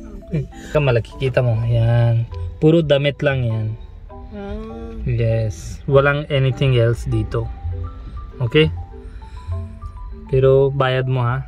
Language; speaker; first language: Filipino; non-native, learner; Punjabi